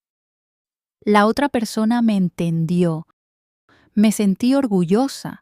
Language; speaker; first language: Spanish; non-native, fluent; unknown